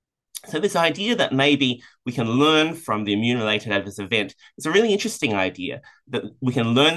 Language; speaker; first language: English; native; English